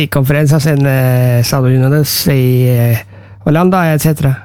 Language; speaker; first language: Spanish; non-native, learner; Norwegian